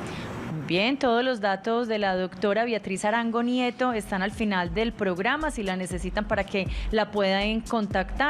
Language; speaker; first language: Spanish; native; Spanish